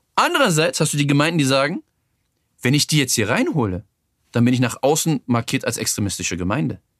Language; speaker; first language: German; native; German